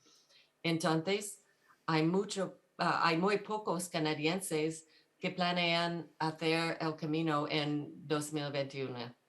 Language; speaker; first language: Spanish; non-native, fluent; English